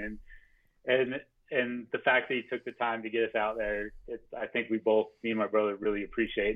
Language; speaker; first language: English; native; English